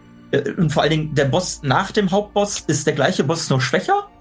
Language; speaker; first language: German; native; German